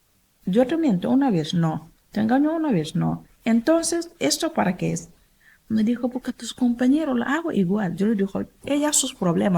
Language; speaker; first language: Spanish; non-native, learner; Wolof